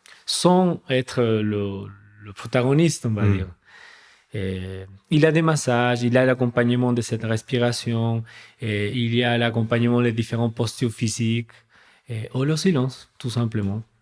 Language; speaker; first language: French; non-native, fluent; Spanish